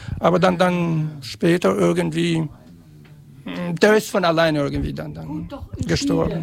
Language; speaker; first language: German; non-native, fluent; Serbian